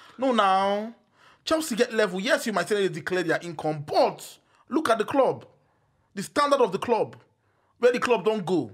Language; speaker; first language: Nigerian Pidgin; non-native, local second language; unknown